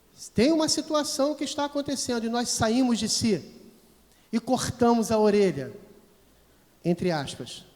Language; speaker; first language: Portuguese; native; Portuguese